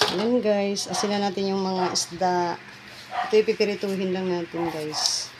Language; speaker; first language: Filipino; non-native, local second language; Cebuano